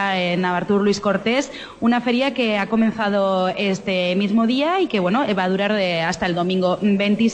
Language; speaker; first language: Spanish; native; Spanish